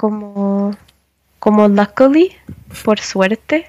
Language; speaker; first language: Spanish; non-native, learner; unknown